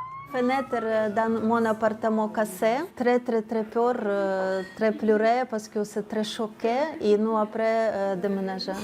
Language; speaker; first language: French; non-native, learner; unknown